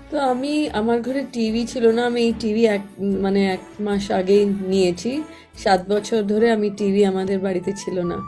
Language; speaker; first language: Bangla; non-native, local second language; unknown